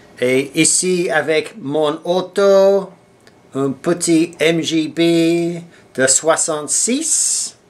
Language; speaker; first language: French; non-native, learner; English